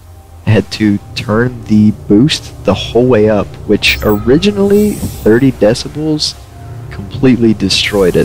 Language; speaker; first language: English; native; English